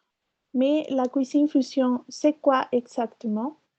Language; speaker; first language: French; non-native, learner; Spanish